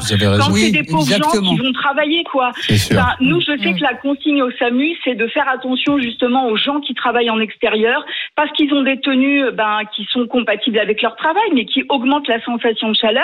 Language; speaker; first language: French; native; French